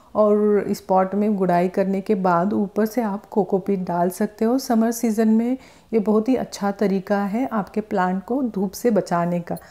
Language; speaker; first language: Hindi; non-native, local second language; Marathi